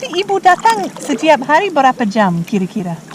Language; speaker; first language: Indonesian; non-native, fluent; English